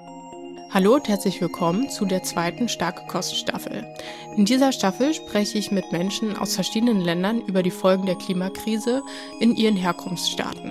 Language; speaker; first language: German; native; German